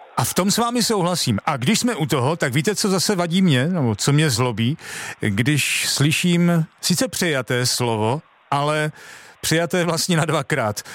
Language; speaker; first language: Czech; native; Czech